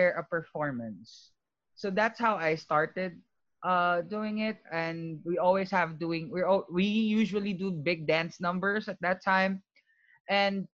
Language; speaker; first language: English; non-native, local second language; Filipino